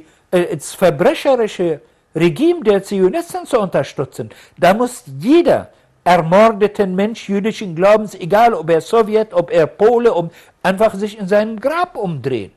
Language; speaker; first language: German; non-native, fluent; Arabic